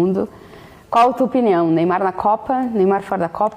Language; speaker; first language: Portuguese; native; Portuguese